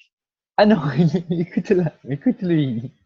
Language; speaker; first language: French; non-native, fluent; Portuguese